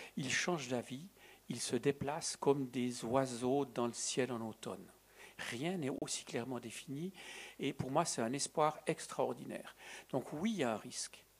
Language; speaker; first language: French; native; French